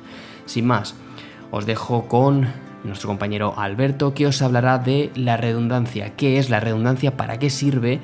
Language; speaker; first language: Spanish; native; Spanish